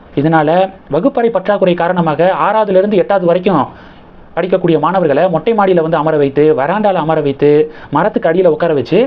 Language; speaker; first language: Tamil; native; Tamil